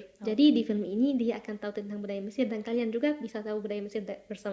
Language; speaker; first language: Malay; non-native, fluent; Arabic